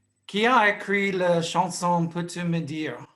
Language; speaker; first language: French; non-native, fluent; English